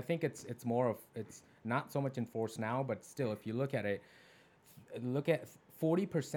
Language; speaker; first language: English; non-native, local second language; Punjabi